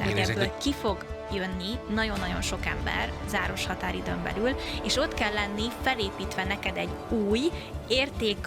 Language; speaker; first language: Hungarian; native; Hungarian